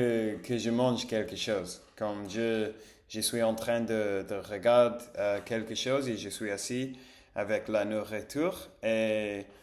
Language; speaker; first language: French; non-native, fluent; Spanish